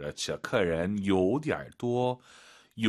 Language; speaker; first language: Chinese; non-native, fluent; Korean